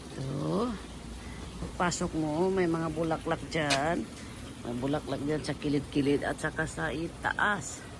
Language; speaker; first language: Filipino; non-native, local second language; Cebuano